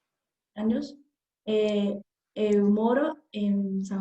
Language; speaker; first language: Portuguese; non-native, learner; Spanish